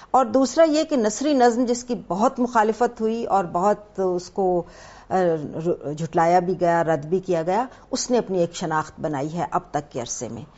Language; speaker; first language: Urdu; native; Urdu